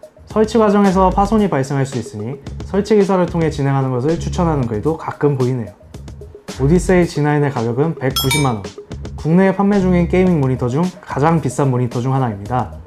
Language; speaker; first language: Korean; native; Korean